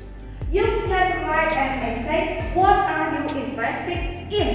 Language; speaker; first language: English; non-native, fluent; Indonesian